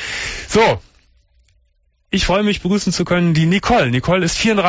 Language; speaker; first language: German; native; German